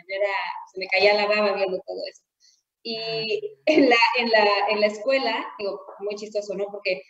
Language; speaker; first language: Spanish; native; Spanish